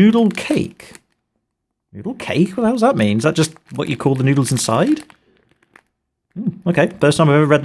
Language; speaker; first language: English; native; English